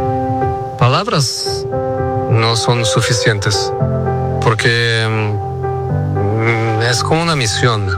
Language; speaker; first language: Spanish; non-native, fluent; Portuguese